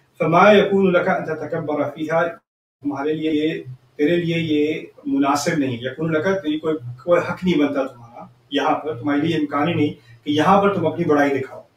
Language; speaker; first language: Urdu; early bilingual, heritage; Urdu